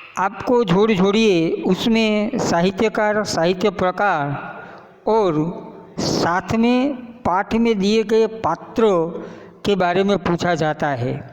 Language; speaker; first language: Hindi; non-native, local second language; Gujarati